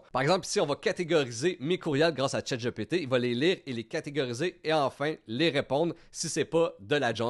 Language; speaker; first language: French; native; French